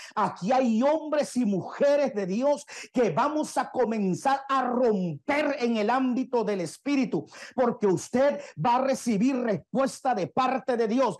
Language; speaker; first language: Spanish; native; Spanish